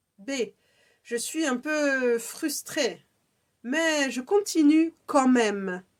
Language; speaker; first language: French; native; French